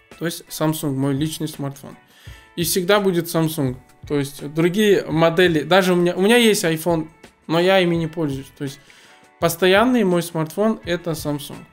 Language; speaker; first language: Russian; early bilingual, other home language; Azerbaijani